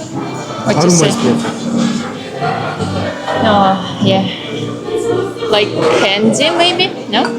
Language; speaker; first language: English; non-native, learner; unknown